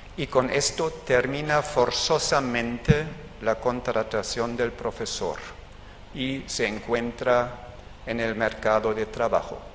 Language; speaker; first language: Spanish; non-native, fluent; German